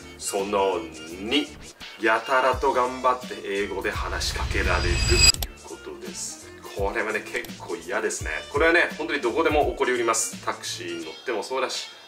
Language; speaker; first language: Japanese; native; Japanese